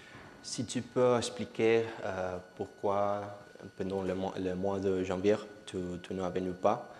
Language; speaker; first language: French; non-native, learner; Spanish